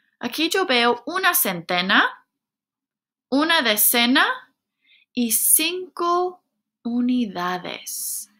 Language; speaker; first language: Spanish; non-native, fluent; English